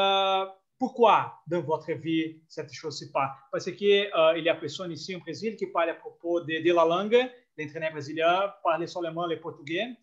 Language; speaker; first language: French; non-native, fluent; Portuguese